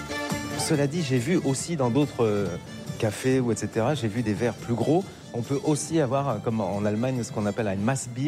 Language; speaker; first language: French; native; French